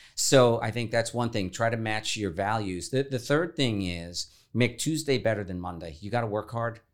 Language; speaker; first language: English; native; English